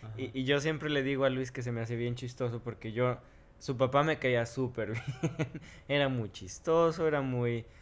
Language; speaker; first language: Spanish; native; Spanish